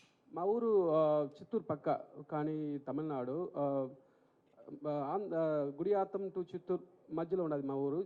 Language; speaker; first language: Telugu; non-native, local second language; Tamil